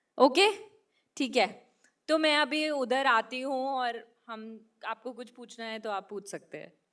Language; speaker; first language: Hindi; native; Hindi